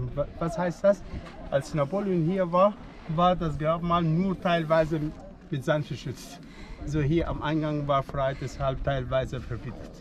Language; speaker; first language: German; non-native, fluent; Arabic